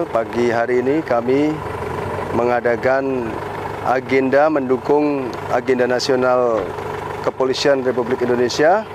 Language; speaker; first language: Indonesian; native; Indonesian